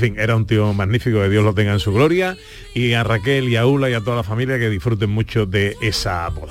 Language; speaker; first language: Spanish; native; Spanish